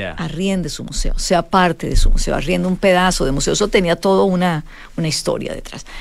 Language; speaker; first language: Spanish; native; Spanish